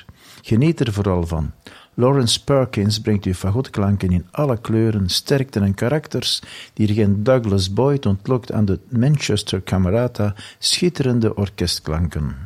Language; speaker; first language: Dutch; native; Dutch